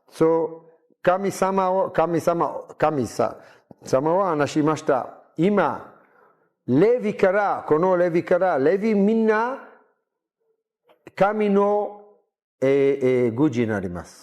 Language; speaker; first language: Japanese; non-native, learner; Hebrew